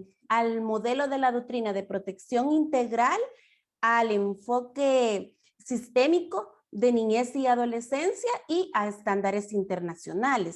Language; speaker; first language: Spanish; native; Spanish